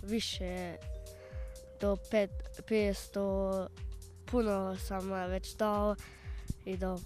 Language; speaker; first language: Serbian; early bilingual, heritage; Bosnian